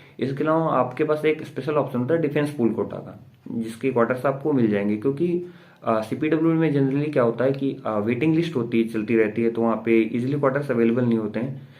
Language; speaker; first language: Hindi; native; Hindi